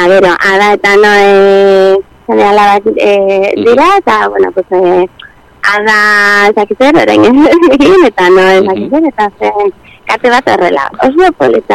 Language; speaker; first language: Basque; non-native, local second language; Spanish